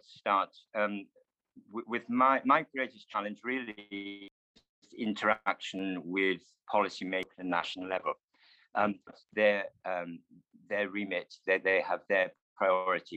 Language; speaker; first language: English; native; English